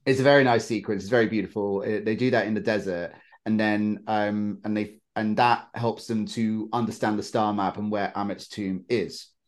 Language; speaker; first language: English; native; English